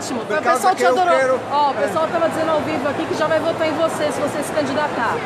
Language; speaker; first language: Portuguese; native; Portuguese